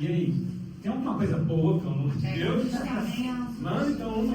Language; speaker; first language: Portuguese; native; Portuguese